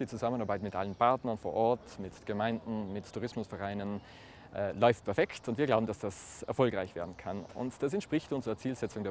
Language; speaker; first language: German; native; German